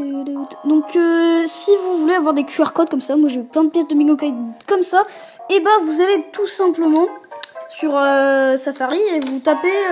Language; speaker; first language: French; native; French